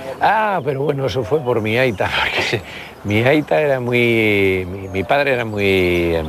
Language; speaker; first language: Spanish; native; Spanish